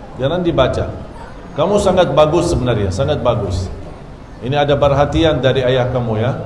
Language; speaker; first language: Malay; non-native, fluent; Arabic